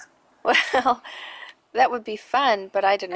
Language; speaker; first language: English; native; English